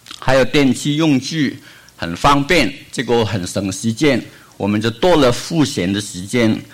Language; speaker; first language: Chinese; non-native, local second language; Cantonese